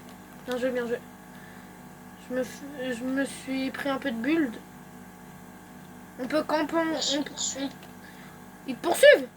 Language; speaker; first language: French; native; French